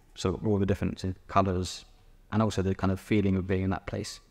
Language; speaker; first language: English; native; English